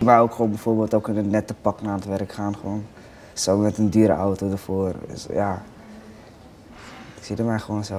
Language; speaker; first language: Dutch; native; Dutch